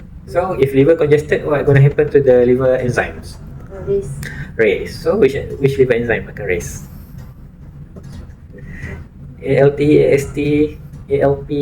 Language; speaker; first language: English; non-native, local second language; Malay